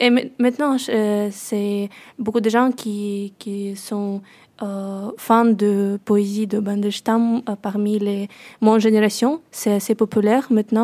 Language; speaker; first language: French; non-native, learner; Russian